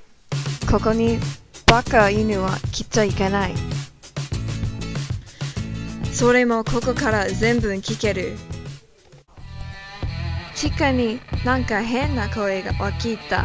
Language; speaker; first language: Japanese; non-native, learner; English